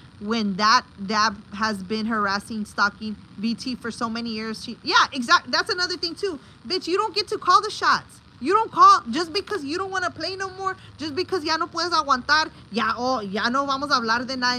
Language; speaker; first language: English; early bilingual, other home language; Spanish